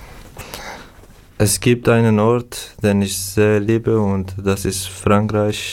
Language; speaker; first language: German; non-native, learner; Turkish